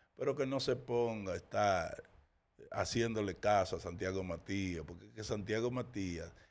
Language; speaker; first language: Spanish; early bilingual, heritage; Spanish